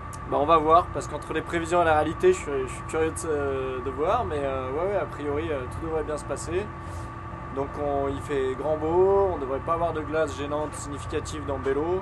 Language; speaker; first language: French; native; French